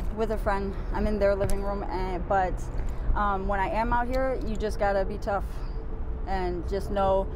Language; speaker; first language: English; native; English